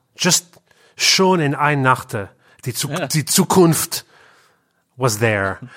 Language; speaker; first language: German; non-native, learner; English